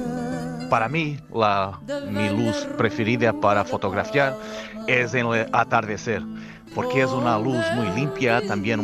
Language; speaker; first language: Spanish; non-native, fluent; Portuguese